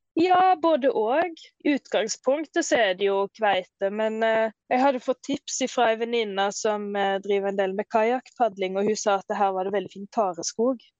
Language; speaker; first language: Norwegian; native; Norwegian